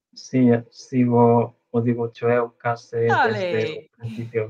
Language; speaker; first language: Portuguese; non-native, fluent; Chinese